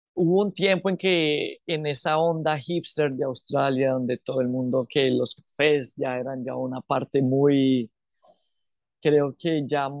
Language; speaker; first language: Spanish; native; Spanish